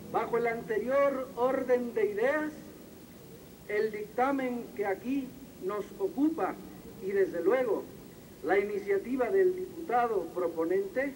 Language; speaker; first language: Spanish; native; Spanish